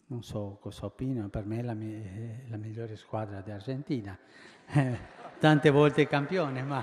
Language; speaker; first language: Italian; early bilingual, heritage; Spanish